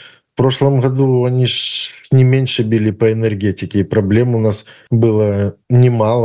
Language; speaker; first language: Russian; native; Russian